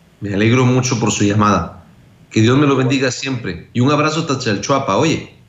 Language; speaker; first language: Spanish; native; Spanish